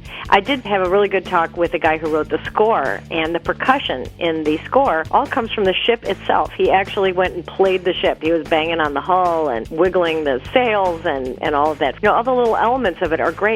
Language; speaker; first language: English; native; English